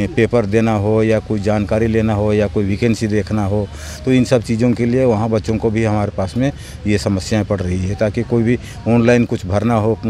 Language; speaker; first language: Hindi; native; Hindi